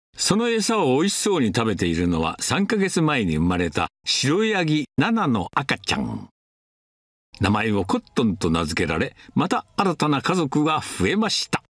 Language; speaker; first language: Japanese; native; Japanese